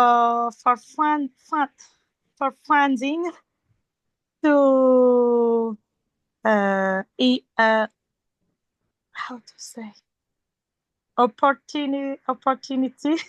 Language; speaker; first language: English; non-native, learner; Malagasy